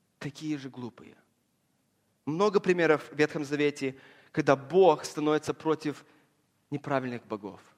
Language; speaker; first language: Russian; early bilingual, heritage; Russian